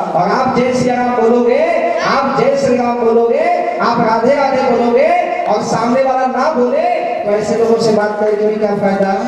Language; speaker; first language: Hindi; non-native, local second language; Chhattisgarhi